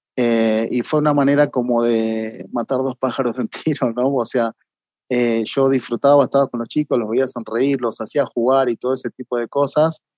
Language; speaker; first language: Spanish; native; Spanish